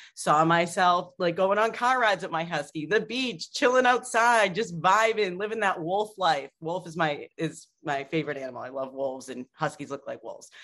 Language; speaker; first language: English; native; English